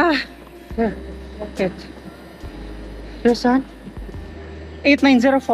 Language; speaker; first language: English; non-native, local second language; Filipino